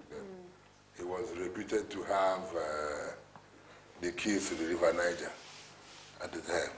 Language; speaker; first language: English; non-native, local second language; Igbo